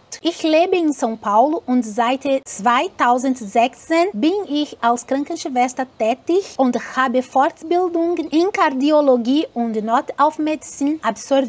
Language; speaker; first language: German; non-native, learner; Portuguese